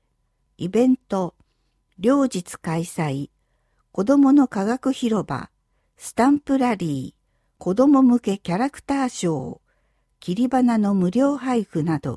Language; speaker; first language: Japanese; native; Japanese